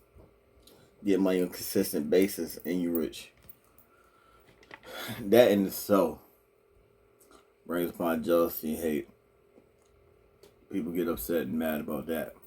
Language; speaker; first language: English; native; English